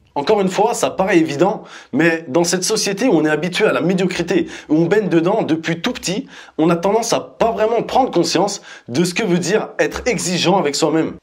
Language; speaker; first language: French; native; French